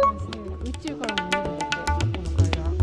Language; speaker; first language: Japanese; native; Japanese